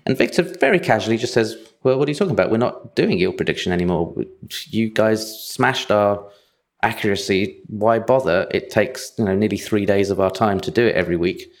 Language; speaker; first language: English; native; English